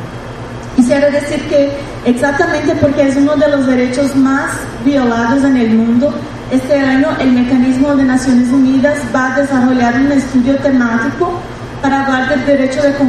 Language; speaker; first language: Spanish; non-native, fluent; Portuguese